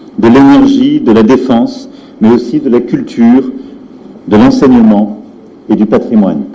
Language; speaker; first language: French; native; French